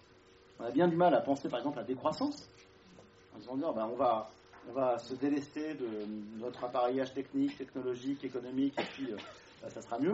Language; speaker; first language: French; native; French